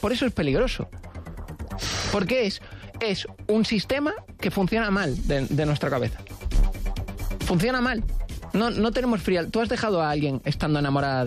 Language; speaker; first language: Spanish; native; Spanish